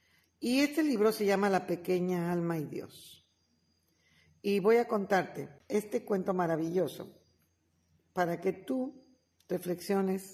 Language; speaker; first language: Spanish; native; Spanish